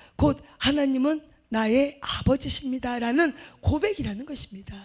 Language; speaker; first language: Korean; native; Korean